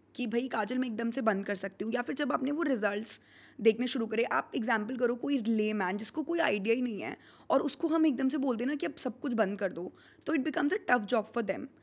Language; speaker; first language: Hindi; native; Hindi